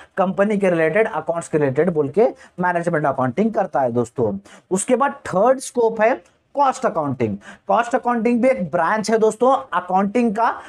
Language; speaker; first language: Hindi; native; Hindi